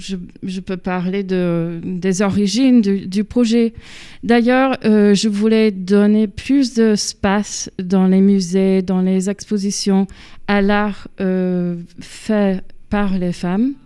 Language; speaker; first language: French; non-native, fluent; English